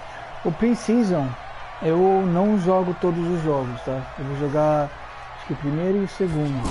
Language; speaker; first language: Portuguese; early bilingual, heritage; Portuguese